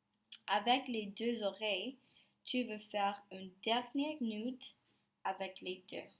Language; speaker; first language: French; non-native, learner; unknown